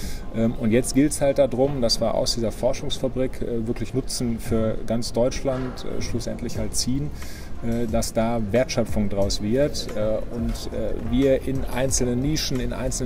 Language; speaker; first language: German; native; German